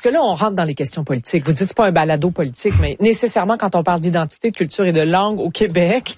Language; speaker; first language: French; native; French